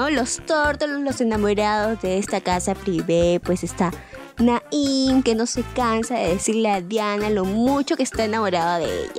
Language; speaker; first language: Spanish; native; Spanish